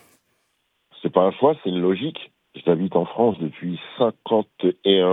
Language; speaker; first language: French; early bilingual, other home language; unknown